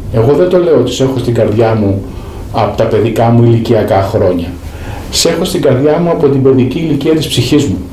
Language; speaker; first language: Greek; native; Greek